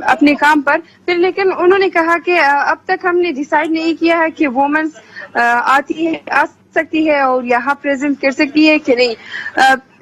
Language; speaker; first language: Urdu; non-native, fluent; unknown